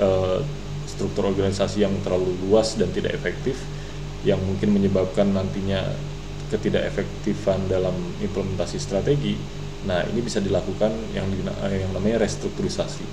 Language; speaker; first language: Indonesian; native; Indonesian